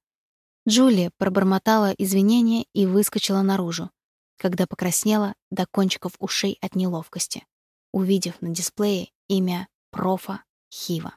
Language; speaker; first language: Russian; native; Russian